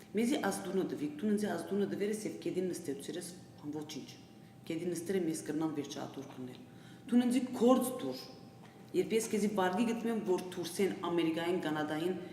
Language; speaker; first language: Armenian; early bilingual, heritage; Armenian